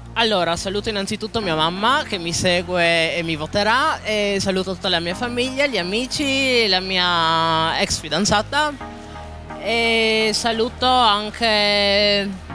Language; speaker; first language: Italian; native; Italian